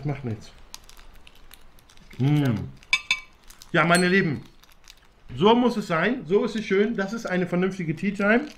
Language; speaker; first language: German; native; German